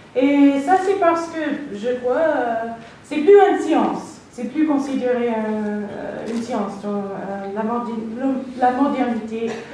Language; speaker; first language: French; non-native, fluent; English